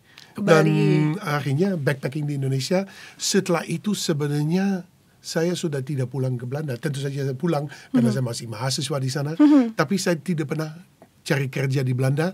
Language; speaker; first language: Indonesian; non-native, fluent; Dutch